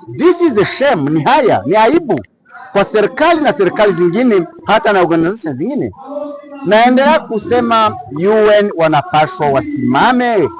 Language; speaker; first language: Swahili; non-native, local second language; Kinyarwanda